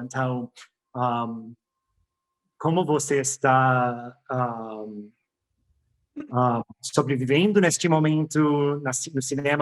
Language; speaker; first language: Portuguese; non-native, fluent; English